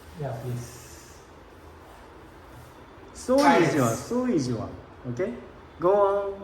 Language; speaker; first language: English; non-native, learner; Korean